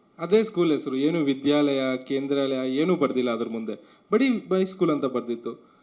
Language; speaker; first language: Kannada; non-native, local second language; Marwari